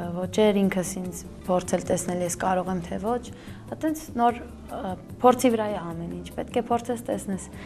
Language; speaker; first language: Armenian; early bilingual, heritage; Armenian